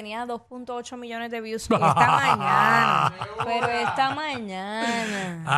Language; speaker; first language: Spanish; native; Spanish